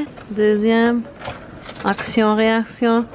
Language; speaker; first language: French; non-native, learner; Japanese